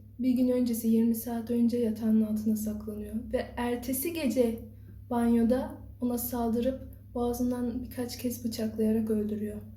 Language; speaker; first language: Turkish; early bilingual, heritage; Turkish